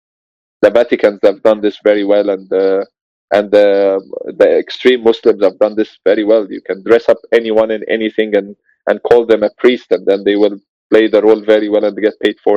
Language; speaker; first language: English; non-native, fluent; Arabic